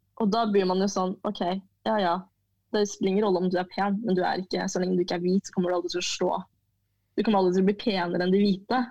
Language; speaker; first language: Norwegian; early bilingual, other home language; Chinese